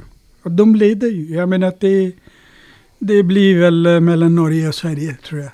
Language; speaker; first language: Swedish; non-native, fluent; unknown